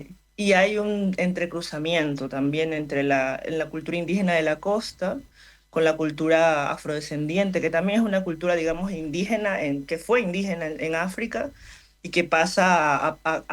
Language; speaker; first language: Spanish; native; Spanish